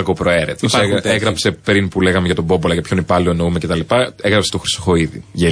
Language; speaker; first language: Greek; native; Greek